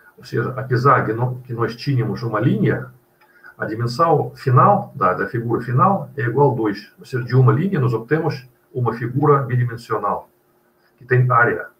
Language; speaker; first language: Portuguese; non-native, fluent; Russian